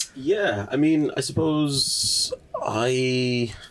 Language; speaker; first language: English; native; English